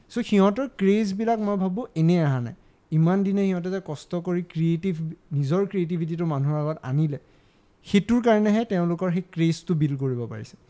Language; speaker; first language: Assamese; native; Assamese